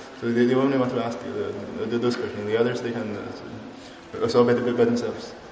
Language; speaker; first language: English; non-native, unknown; Chinese